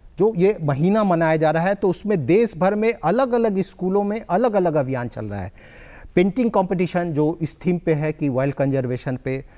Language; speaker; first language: Hindi; native; Hindi